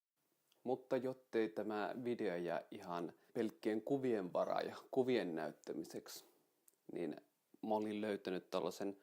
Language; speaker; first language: Finnish; native; Finnish